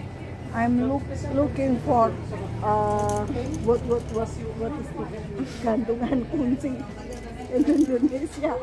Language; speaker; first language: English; non-native, learner; Javanese